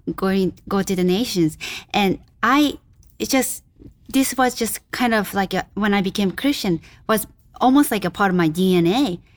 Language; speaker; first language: English; non-native, fluent; Japanese